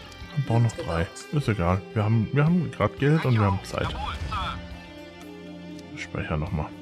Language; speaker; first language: German; native; German